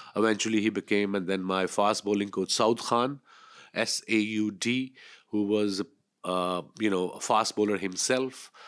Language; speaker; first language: English; non-native, local second language; Urdu